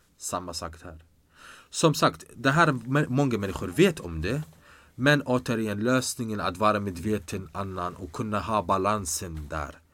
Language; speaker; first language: Swedish; non-native, fluent; Arabic